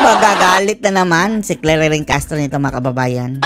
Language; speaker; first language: Filipino; native; Filipino